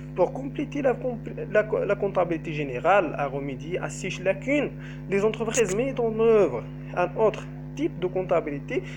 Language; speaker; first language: French; non-native, local second language; Arabic